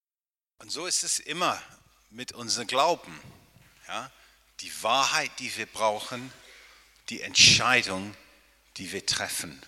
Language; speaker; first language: German; non-native, fluent; English